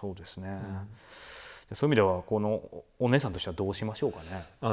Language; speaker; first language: Japanese; native; Japanese